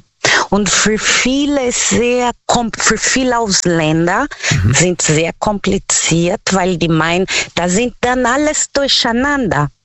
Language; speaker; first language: German; non-native, learner; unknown